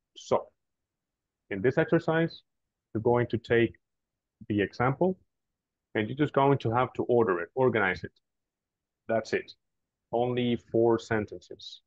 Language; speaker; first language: English; non-native, fluent; Spanish